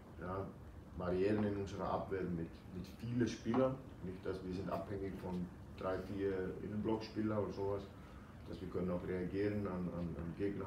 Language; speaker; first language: German; non-native, fluent; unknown